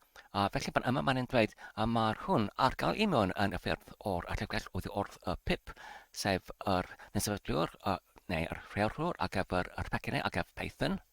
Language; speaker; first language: Welsh; non-native, learner; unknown